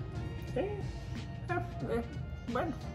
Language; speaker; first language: Spanish; native; Spanish